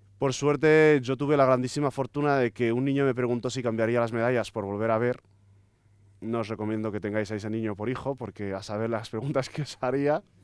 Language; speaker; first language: Spanish; native; Spanish